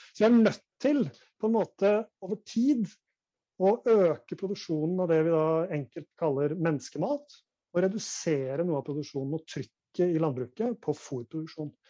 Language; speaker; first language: Norwegian; native; Norwegian